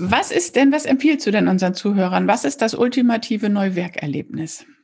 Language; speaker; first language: German; native; German